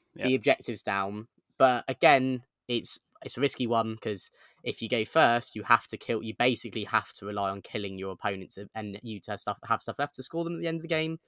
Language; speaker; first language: English; native; English